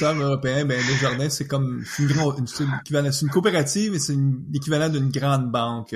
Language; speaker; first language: French; native; French